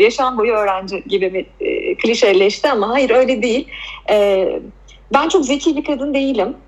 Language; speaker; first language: Turkish; native; Turkish